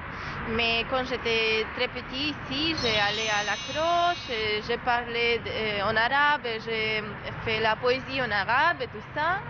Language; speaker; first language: French; non-native, learner; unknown